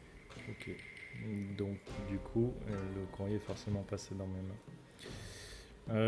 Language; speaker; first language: French; native; French